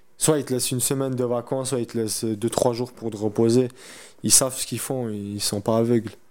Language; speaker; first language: French; early bilingual, other home language; Chechen